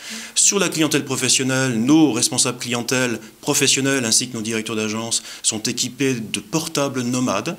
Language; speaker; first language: French; native; French